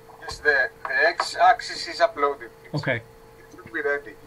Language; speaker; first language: English; non-native, learner; Spanish